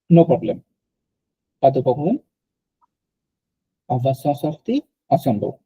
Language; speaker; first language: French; non-native, fluent; Bangla